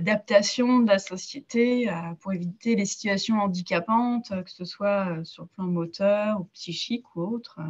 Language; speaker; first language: French; native; French